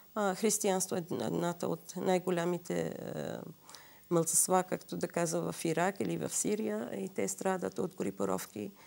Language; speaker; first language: Bulgarian; non-native, fluent; Assyrian Neo-Aramaic